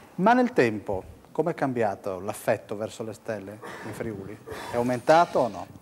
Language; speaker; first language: Italian; native; Italian